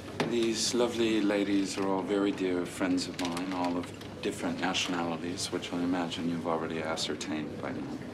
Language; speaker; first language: English; native; English